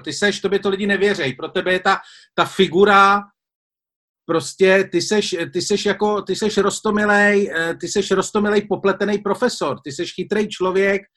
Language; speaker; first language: Czech; native; Czech